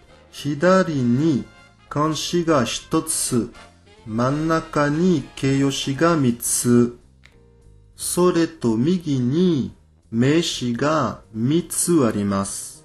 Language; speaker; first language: Japanese; non-native, fluent; French